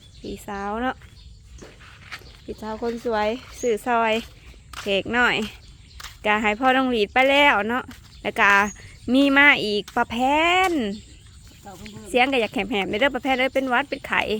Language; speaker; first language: Thai; non-native, local second language; Northeastern Thai